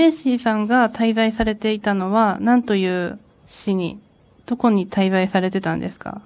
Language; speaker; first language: Japanese; native; Japanese